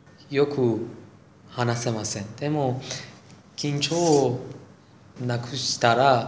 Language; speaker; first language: Japanese; non-native, learner; Persian